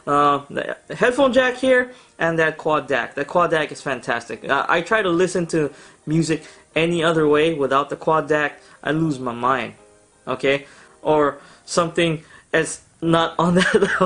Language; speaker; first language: English; native; English